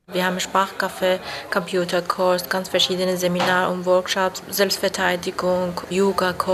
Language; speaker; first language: German; non-native, fluent; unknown